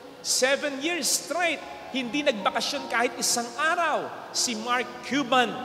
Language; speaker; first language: Filipino; native; Filipino